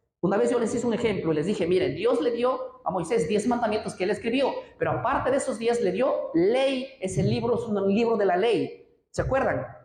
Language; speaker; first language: Spanish; native; Spanish